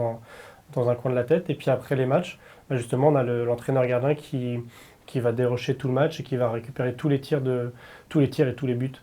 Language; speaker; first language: French; native; French